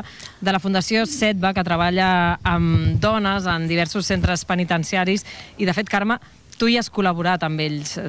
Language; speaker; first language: Catalan; native; Catalan